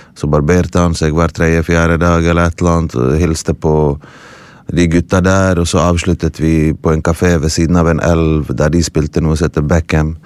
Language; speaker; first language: Norwegian; early bilingual, other home language; Bosnian